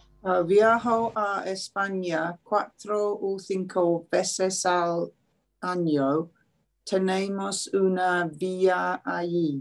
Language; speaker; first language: Spanish; non-native, learner; English